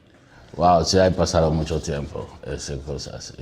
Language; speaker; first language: Spanish; non-native, learner; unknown